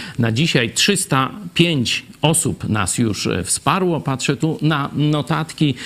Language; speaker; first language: Polish; native; Polish